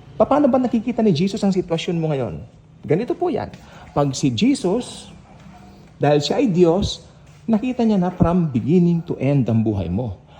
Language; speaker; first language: Filipino; native; Filipino